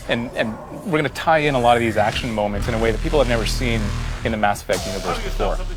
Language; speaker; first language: English; native; English